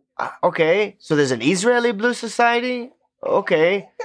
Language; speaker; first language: English; non-native, fluent; Hebrew